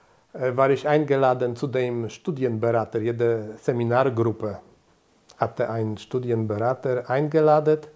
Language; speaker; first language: German; non-native, fluent; Polish